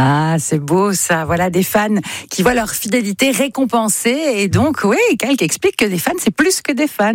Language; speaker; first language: French; native; French